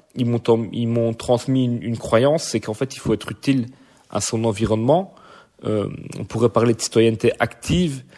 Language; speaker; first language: French; native; French